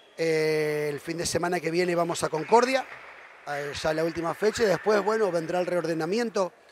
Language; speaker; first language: Spanish; native; Spanish